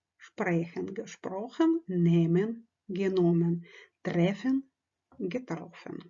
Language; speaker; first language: German; non-native, fluent; Ukrainian